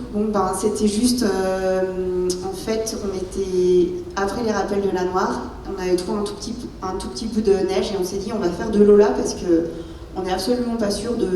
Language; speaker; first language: French; native; French